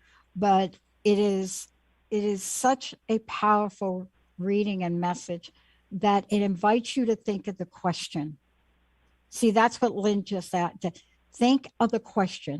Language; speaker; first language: English; native; English